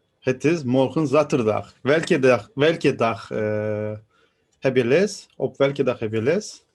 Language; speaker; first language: Dutch; non-native, learner; Turkish